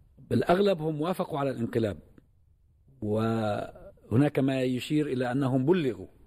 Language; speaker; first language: Arabic; native; Arabic